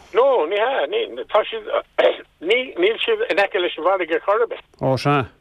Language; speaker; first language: Irish; non-native, local second language; English